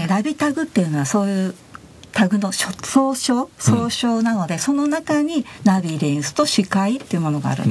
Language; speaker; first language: Japanese; native; Japanese